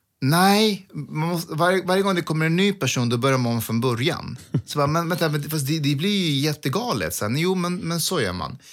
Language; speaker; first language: Swedish; early bilingual, other home language; Persian